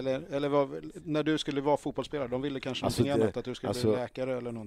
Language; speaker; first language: Swedish; native; Swedish